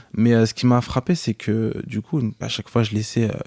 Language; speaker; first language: French; native; French